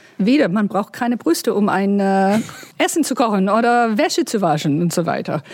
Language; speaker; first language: German; non-native, fluent; English